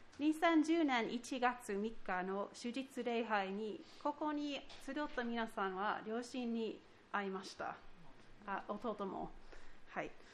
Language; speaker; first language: Japanese; non-native, fluent; English